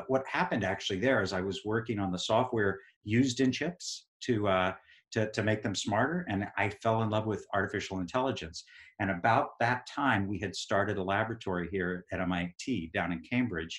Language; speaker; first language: English; native; English